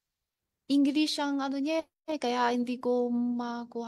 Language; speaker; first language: Filipino; non-native, learner; Chinese